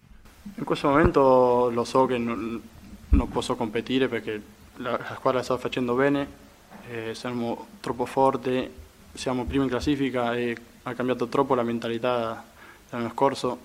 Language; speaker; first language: Italian; non-native, fluent; Spanish